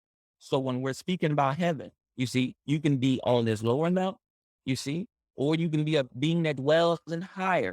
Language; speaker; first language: English; native; English